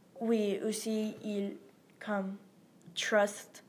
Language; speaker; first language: French; non-native, learner; English